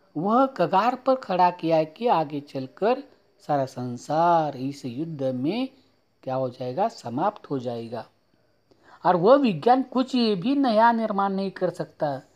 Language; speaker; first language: Hindi; non-native, local second language; Marathi